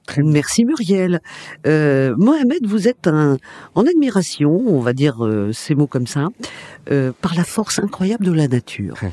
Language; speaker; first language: French; native; French